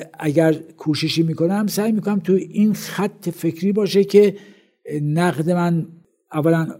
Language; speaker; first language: Persian; native; Persian